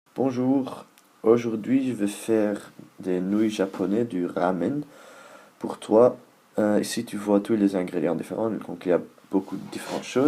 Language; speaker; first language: French; non-native, learner; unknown